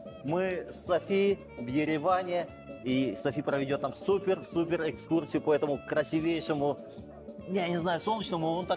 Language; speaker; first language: Russian; native; Russian